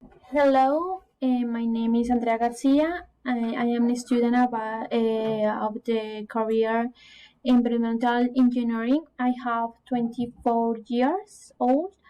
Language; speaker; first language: English; non-native, learner; Spanish